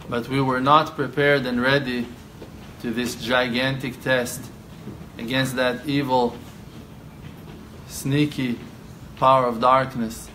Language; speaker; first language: English; non-native, fluent; Hebrew